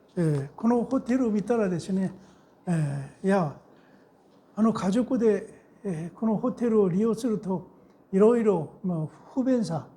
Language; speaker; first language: Japanese; non-native, fluent; Korean